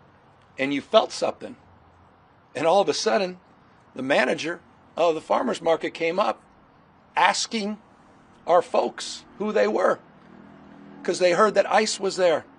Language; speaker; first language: English; native; English